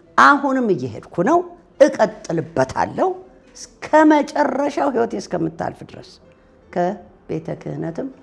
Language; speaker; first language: Amharic; non-native, local second language; Tigrinya